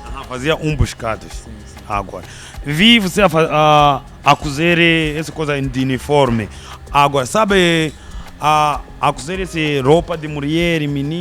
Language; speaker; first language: Portuguese; non-native, learner; Kinyarwanda